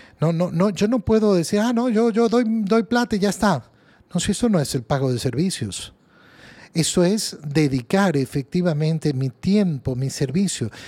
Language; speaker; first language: Spanish; native; Spanish